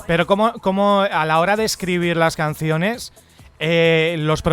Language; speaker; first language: Spanish; native; Spanish